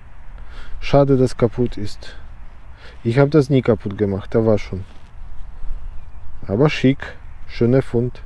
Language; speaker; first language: German; non-native, learner; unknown